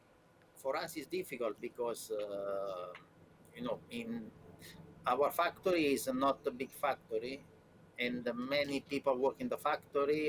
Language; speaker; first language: English; non-native, learner; Italian